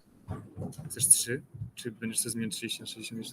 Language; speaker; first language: Polish; non-native, fluent; Ukrainian